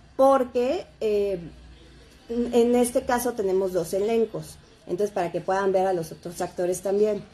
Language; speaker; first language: Spanish; native; Spanish